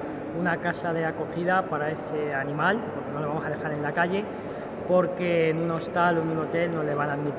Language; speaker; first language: Spanish; native; Spanish